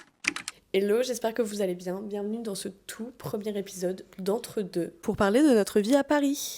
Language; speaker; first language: French; native; French